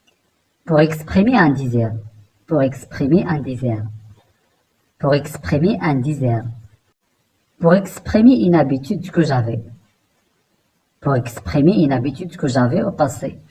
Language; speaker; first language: French; non-native, local second language; Arabic